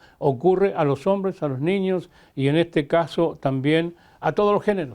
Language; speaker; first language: Spanish; native; Spanish